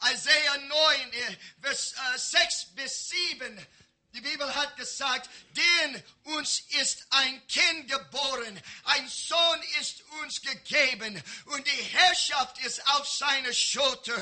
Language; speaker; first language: German; non-native, learner; English